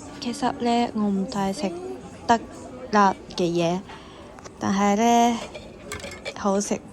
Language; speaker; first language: Cantonese; non-native, learner; Japanese